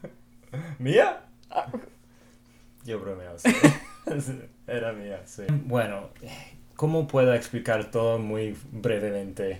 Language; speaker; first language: Spanish; non-native, fluent; English